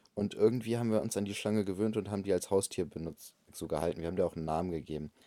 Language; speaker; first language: German; native; German